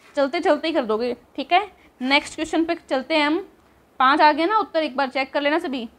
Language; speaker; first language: Hindi; native; Hindi